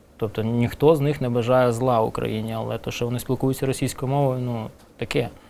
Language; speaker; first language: Ukrainian; non-native, local second language; Russian